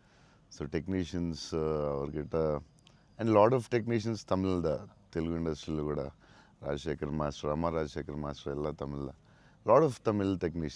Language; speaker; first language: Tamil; non-native, local second language; Telugu